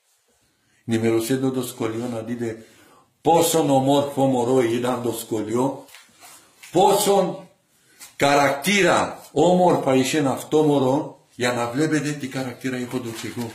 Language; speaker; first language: Greek; non-native, learner; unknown